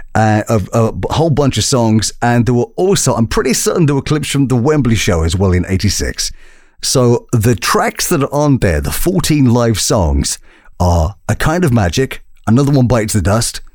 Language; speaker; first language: English; native; English